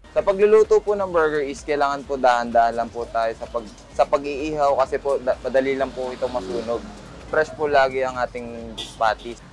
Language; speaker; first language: Filipino; native; Filipino